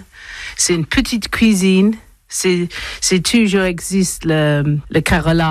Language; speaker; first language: French; non-native, learner; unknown